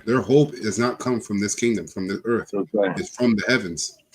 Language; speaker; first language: English; native; English